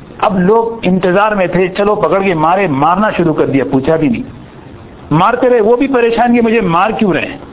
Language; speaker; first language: Urdu; native; Urdu